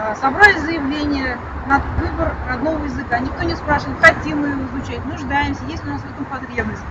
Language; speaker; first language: Russian; native; Russian